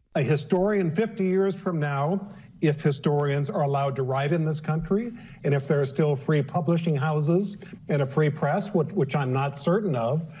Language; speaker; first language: English; native; English